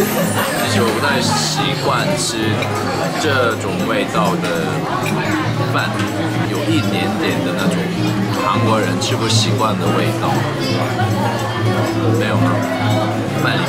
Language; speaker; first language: Chinese; non-native, fluent; Korean